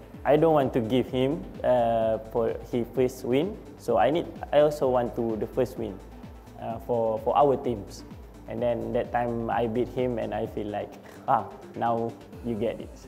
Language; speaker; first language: English; non-native, learner; Malay